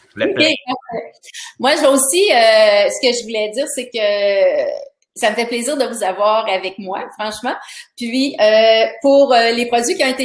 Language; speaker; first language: French; native; French